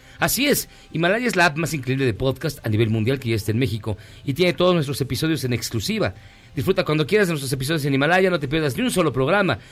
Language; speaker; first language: Spanish; native; Spanish